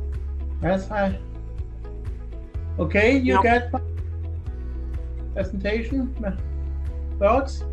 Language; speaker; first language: English; non-native, fluent; German